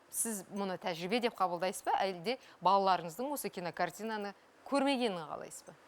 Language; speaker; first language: Kazakh; native; Kazakh